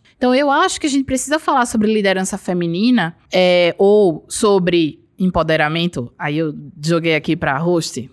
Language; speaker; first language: Portuguese; native; Portuguese